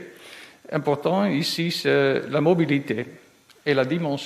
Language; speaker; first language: French; non-native, fluent; Dutch